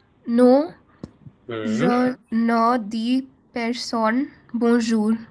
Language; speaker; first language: French; non-native, learner; Hindi